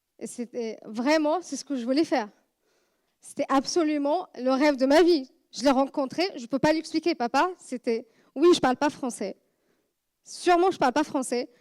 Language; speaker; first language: French; non-native, fluent; Arabic